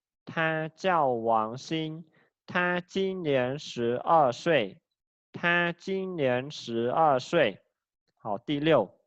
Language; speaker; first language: Chinese; non-native, fluent; Khmer